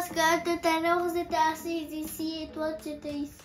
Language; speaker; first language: French; early bilingual, heritage; French